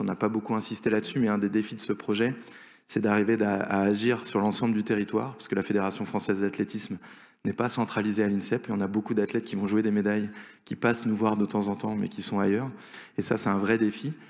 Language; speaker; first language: French; native; French